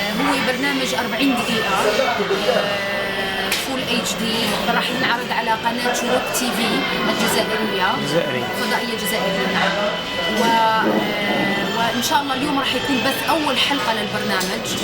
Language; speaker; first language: Arabic; native; Arabic